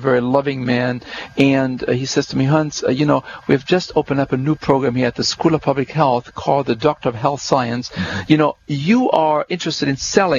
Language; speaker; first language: English; non-native, fluent; German